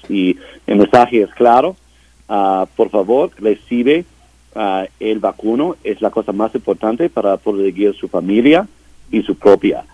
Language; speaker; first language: Spanish; non-native, learner; English